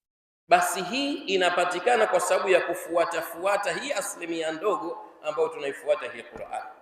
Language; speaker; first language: Swahili; native; Swahili